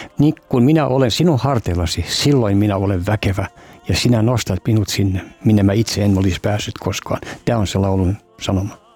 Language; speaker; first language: Finnish; native; Finnish